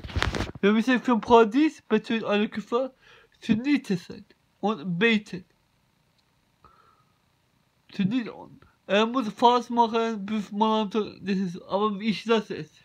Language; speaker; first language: German; non-native, learner; Turkish